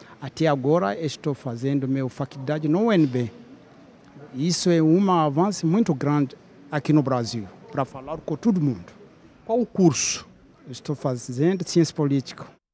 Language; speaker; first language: Portuguese; non-native, learner; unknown